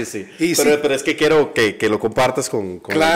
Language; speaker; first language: Spanish; native; Spanish